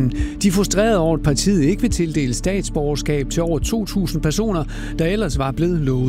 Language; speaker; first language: Danish; native; Danish